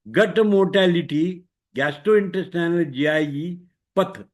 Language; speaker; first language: Hindi; non-native, local second language; Marathi